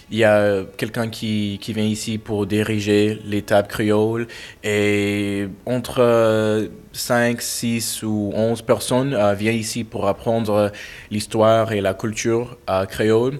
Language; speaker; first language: French; non-native, fluent; English